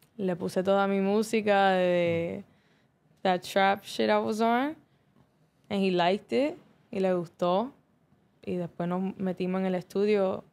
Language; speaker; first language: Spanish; early bilingual, heritage; Spanish